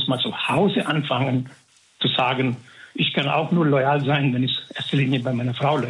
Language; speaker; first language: German; non-native, fluent; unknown